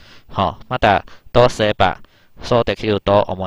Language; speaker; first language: Japanese; non-native, fluent; Chinese